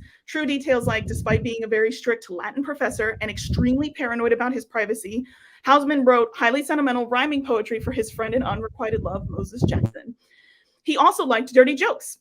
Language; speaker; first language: English; native; English